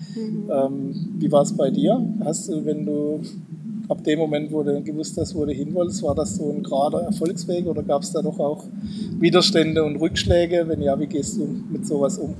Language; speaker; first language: German; native; German